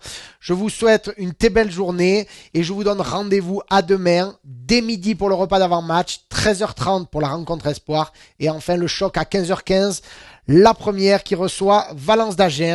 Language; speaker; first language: French; native; French